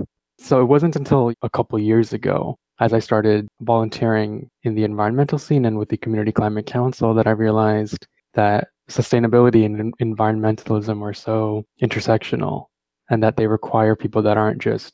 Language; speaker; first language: English; early bilingual, other home language; Tamil